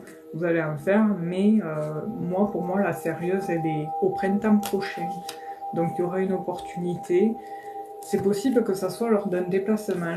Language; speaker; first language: French; native; French